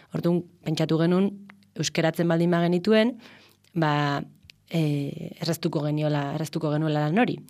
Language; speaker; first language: Basque; native; Basque